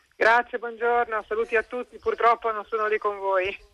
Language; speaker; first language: Italian; native; Italian